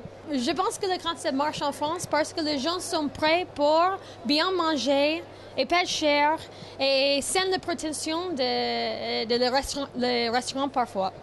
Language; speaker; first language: French; non-native, fluent; English